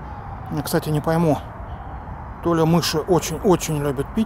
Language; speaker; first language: Russian; native; Russian